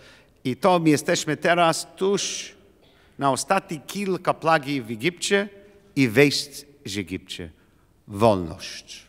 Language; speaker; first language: Polish; non-native, learner; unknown